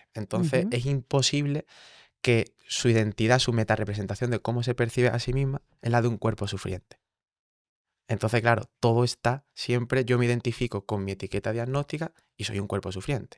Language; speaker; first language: Spanish; native; Spanish